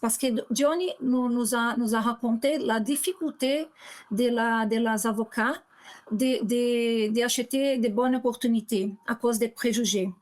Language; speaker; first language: French; non-native, learner; Portuguese